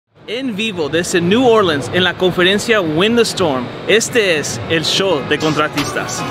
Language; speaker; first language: Spanish; early bilingual, heritage; Spanish